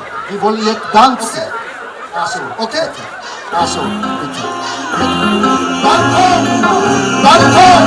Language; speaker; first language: German; non-native, learner; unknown